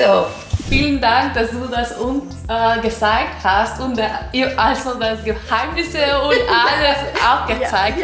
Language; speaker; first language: German; non-native, learner; Spanish